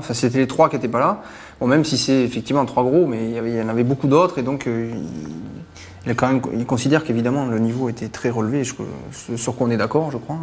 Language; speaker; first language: French; native; French